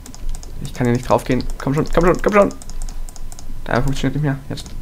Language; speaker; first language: German; native; German